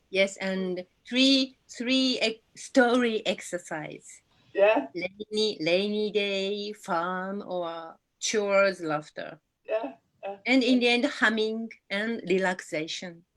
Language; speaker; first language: English; non-native, learner; Japanese